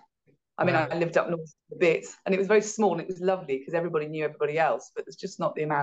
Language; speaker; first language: English; native; English